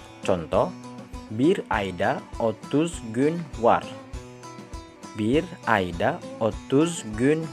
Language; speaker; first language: Turkish; non-native, fluent; Indonesian